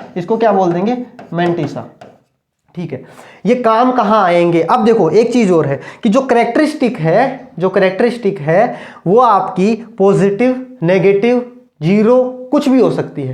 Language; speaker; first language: Hindi; native; Hindi